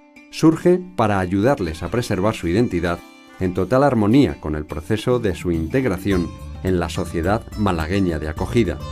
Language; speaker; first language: Spanish; native; Spanish